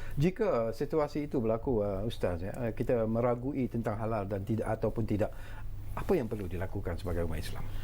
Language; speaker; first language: Malay; native; Malay